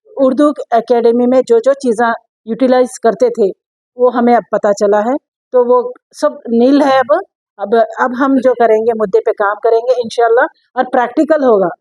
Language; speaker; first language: Hindi; non-native, local second language; Urdu